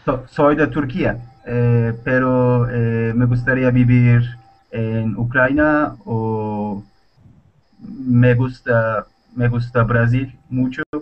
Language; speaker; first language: Spanish; non-native, learner; Turkish